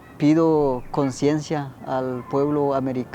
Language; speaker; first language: Spanish; native; Spanish